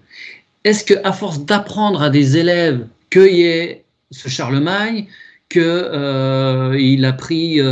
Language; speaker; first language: French; native; French